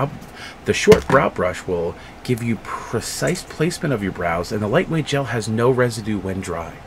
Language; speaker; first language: English; native; English